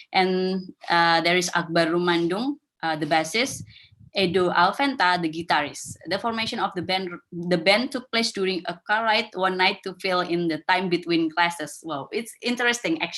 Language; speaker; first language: English; non-native, fluent; Indonesian